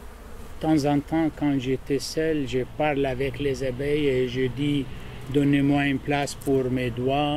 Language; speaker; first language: French; non-native, learner; Arabic